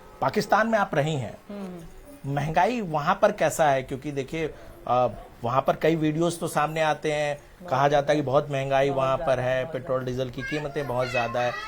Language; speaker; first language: Hindi; native; Hindi